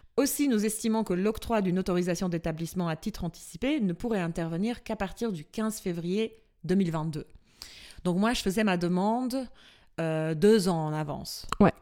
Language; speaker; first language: French; non-native, fluent; Albanian